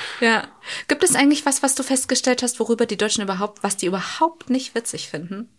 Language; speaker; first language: German; native; German